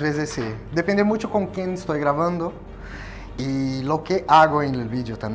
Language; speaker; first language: Spanish; non-native, fluent; Portuguese